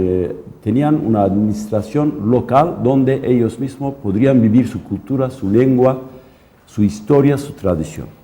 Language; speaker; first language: Spanish; non-native, local second language; Kurdish